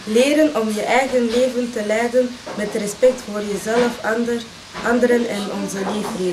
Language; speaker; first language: Dutch; non-native, local second language; French